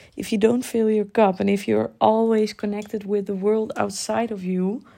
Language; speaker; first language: English; non-native, fluent; Dutch